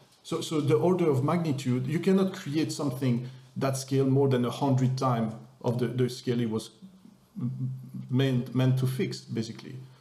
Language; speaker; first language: English; non-native, fluent; French